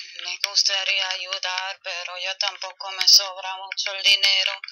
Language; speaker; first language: Spanish; non-native, fluent; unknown